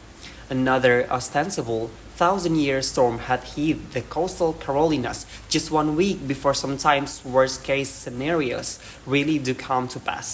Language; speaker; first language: English; non-native, learner; Indonesian